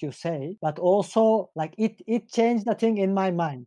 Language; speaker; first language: English; non-native, fluent; Turkish